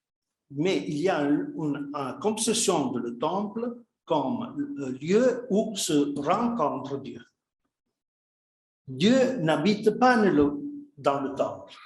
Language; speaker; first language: French; non-native, fluent; Italian